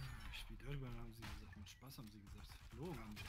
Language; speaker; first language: German; native; German